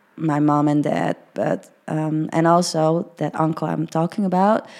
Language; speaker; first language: English; early bilingual, heritage; Dutch